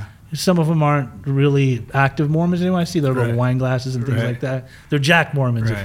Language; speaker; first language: English; early bilingual, other home language; German